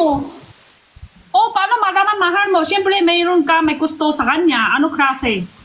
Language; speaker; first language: Filipino; non-native, learner; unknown